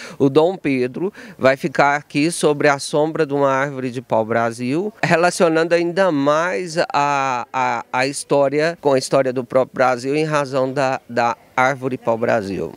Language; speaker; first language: Portuguese; native; Portuguese